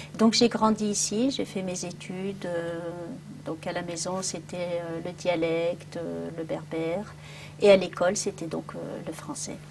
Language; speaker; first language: French; early bilingual, other home language; Arabic